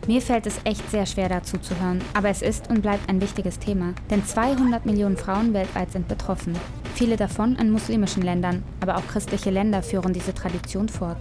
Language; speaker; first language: German; native; German